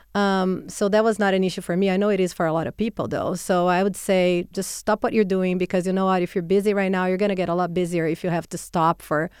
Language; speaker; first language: English; non-native, fluent; Portuguese